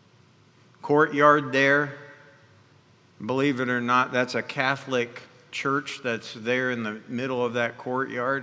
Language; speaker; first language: English; native; English